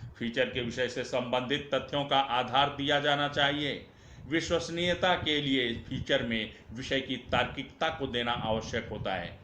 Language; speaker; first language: Hindi; non-native, local second language; Marathi